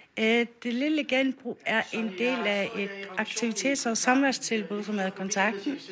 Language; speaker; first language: Danish; non-native, local second language; Faroese